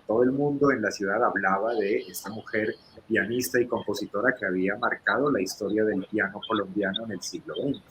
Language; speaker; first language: Spanish; native; Spanish